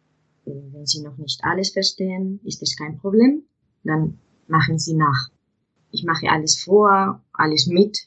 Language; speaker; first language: German; non-native, fluent; Spanish